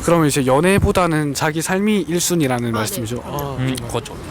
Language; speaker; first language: Korean; native; Korean